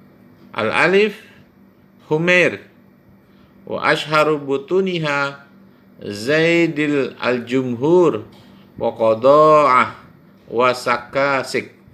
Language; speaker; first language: Arabic; non-native, fluent; Indonesian